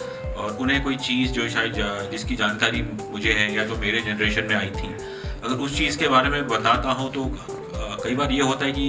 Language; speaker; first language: Hindi; native; Hindi